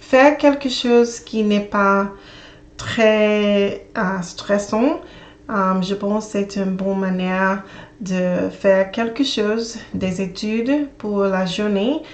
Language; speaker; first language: French; non-native, learner; English